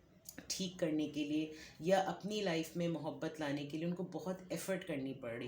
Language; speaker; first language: Hindi; native; Hindi